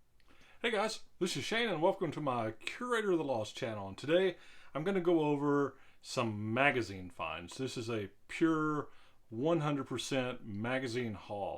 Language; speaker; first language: English; native; English